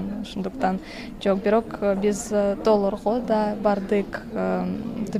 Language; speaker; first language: Kyrgyz; non-native, learner; Russian